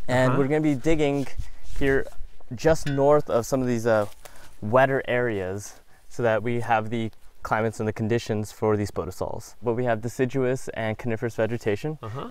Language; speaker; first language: English; native; English